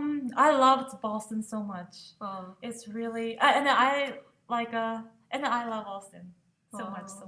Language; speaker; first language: English; non-native, fluent; Japanese